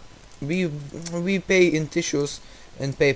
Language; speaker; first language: English; non-native, learner; Russian